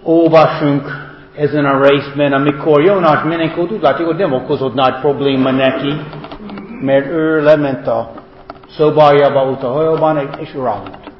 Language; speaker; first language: Hungarian; non-native, fluent; English